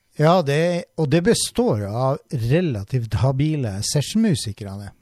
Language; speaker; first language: Norwegian; native; Norwegian